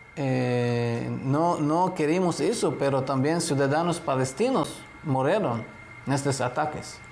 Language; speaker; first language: Spanish; non-native, fluent; Hebrew